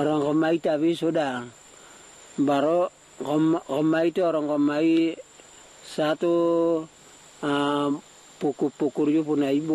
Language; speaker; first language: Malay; non-native, local second language; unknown